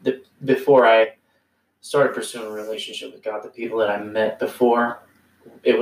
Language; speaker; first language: English; native; English